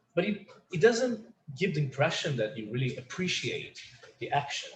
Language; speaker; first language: English; non-native, fluent; Portuguese